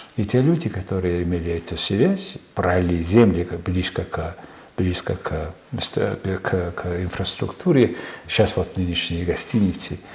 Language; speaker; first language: Russian; non-native, fluent; Mongolian